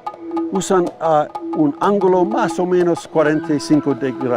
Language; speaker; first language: Spanish; non-native, fluent; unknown